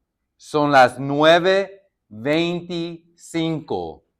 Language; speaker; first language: Spanish; non-native, fluent; English